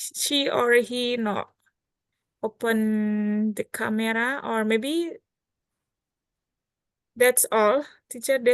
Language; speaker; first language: English; non-native, learner; Indonesian